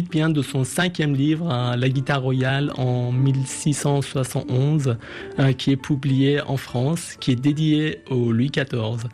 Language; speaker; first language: French; non-native, fluent; Persian